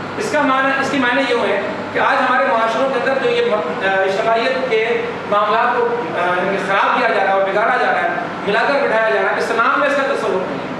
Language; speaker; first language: Urdu; non-native, local second language; Sindhi